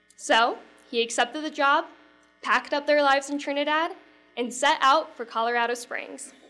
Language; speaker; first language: English; native; English